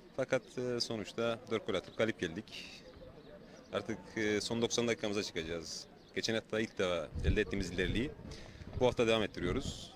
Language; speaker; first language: Turkish; native; Turkish